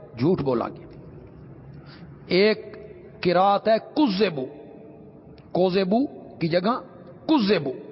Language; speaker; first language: Urdu; non-native, local second language; Punjabi